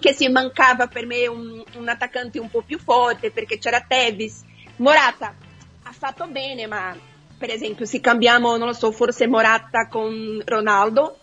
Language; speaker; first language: Italian; non-native, fluent; Portuguese